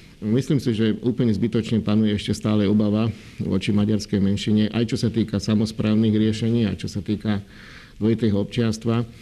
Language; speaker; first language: Slovak; non-native, local second language; Hungarian